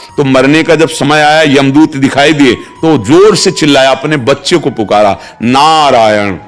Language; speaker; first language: Hindi; native; Hindi